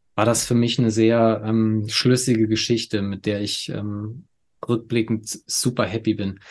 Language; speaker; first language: German; native; German